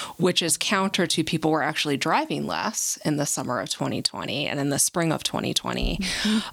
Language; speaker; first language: English; native; English